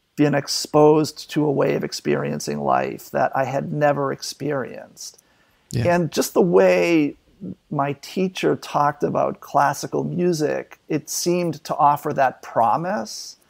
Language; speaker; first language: English; native; English